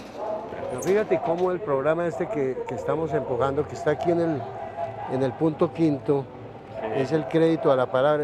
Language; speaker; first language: Spanish; native; Spanish